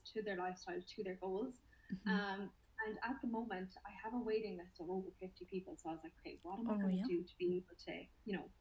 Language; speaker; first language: English; native; English